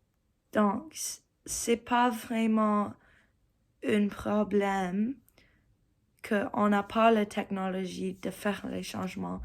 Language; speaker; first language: French; non-native, learner; English